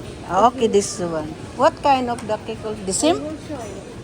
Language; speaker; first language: English; non-native, learner; Filipino